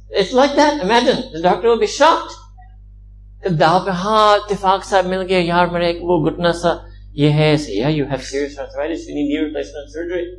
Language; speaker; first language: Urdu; early bilingual, heritage; Urdu